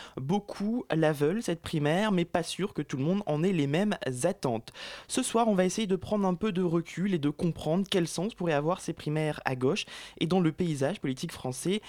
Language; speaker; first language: French; native; French